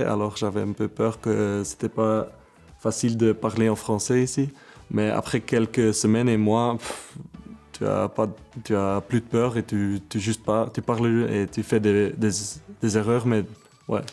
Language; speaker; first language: French; non-native, local second language; Dutch